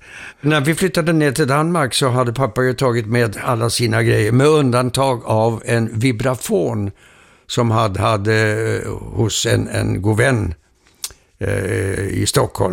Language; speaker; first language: Swedish; early bilingual, heritage; Danish